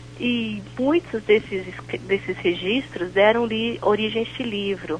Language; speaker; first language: Portuguese; early bilingual, other home language; Chinese